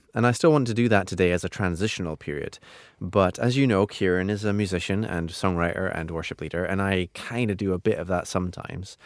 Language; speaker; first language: English; native; English